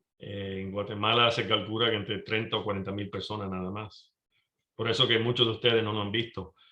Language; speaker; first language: Spanish; early bilingual, heritage; Spanish